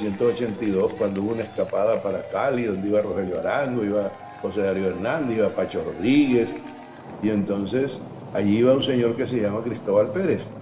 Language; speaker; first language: Spanish; native; Spanish